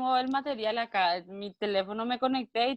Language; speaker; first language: Spanish; native; Spanish